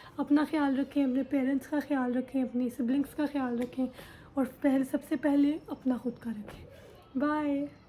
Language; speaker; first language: Hindi; early bilingual, heritage; Urdu